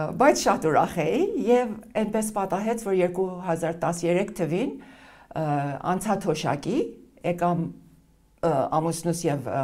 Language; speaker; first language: Armenian; early bilingual, heritage; Armenian